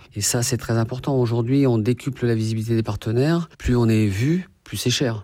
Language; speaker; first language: French; native; French